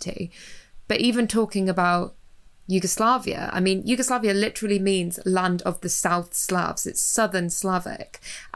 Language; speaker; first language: English; native; English